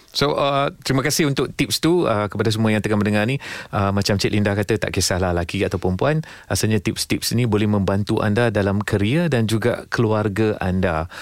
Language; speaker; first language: Malay; non-native, local second language; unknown